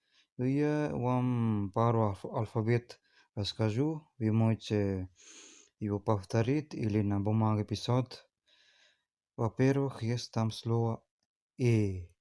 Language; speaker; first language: Russian; non-native, learner; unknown